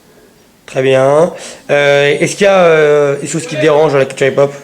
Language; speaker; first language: French; native; French